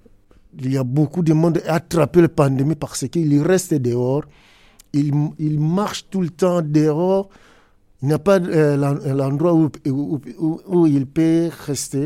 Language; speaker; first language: French; non-native, learner; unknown